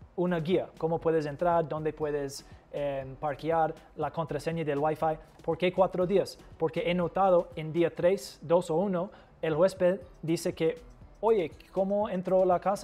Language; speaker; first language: Spanish; non-native, fluent; English